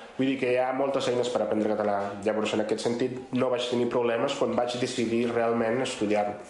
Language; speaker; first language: Catalan; non-native, fluent; Spanish